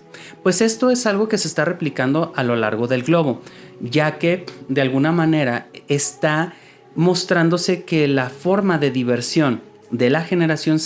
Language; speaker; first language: Spanish; native; Spanish